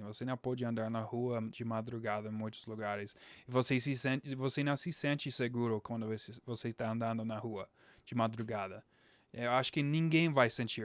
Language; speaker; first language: Portuguese; non-native, fluent; English